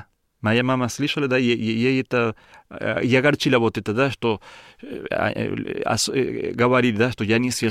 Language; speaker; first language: Russian; non-native, learner; Spanish